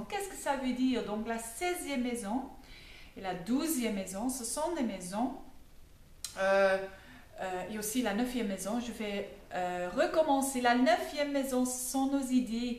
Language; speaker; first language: French; non-native, fluent; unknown